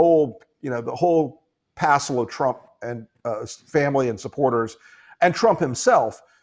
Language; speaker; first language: English; native; English